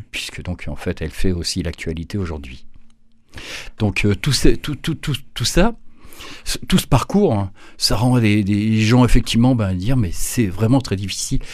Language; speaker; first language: French; native; French